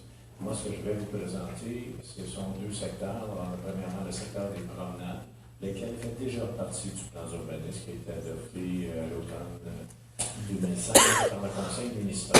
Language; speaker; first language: French; native; French